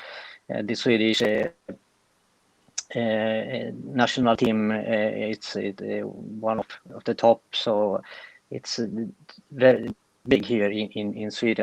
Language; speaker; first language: English; non-native, fluent; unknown